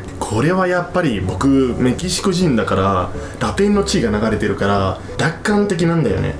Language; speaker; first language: Japanese; non-native, fluent; Spanish